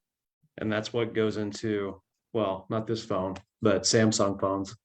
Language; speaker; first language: English; native; English